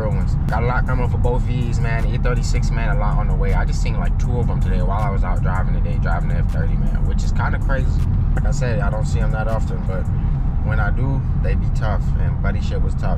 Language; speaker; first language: English; native; English